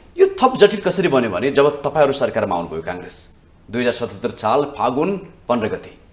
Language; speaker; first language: Nepali; native; Nepali